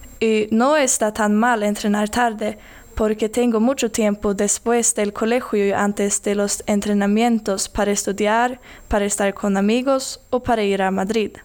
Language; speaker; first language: Spanish; non-native, learner; Swedish